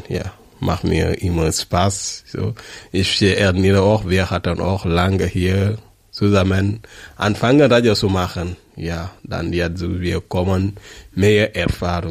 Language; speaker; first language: German; non-native, learner; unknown